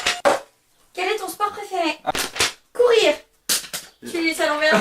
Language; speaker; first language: French; native; French